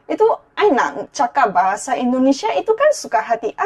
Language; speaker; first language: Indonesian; non-native, fluent; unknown